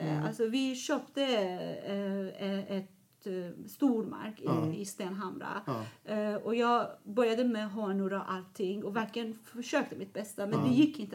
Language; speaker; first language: Swedish; non-native, fluent; Persian